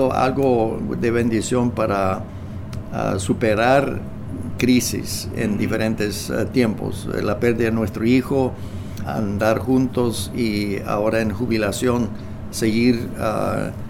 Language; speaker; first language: Spanish; non-native, fluent; English